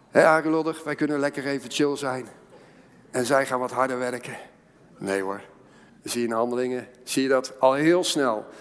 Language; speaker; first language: Dutch; native; Dutch